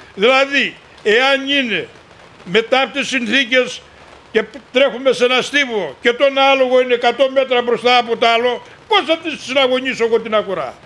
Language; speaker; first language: Greek; native; Greek